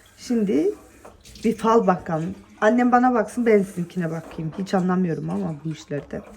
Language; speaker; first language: Turkish; early bilingual, other home language; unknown